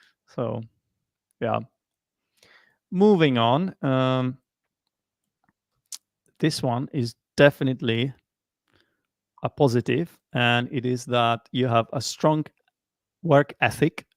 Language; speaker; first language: English; non-native, fluent; Czech